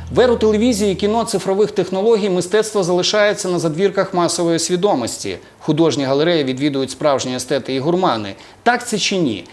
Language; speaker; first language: Ukrainian; native; Ukrainian